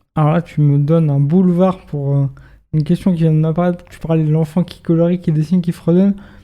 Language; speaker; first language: French; native; French